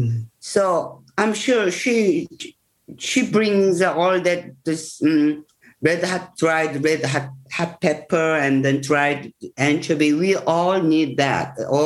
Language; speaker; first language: English; non-native, learner; Korean